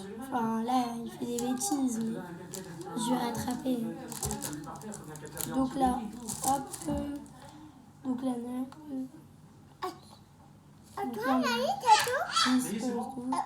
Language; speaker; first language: French; native; French